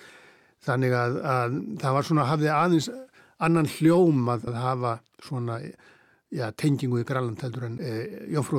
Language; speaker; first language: Icelandic; native; Icelandic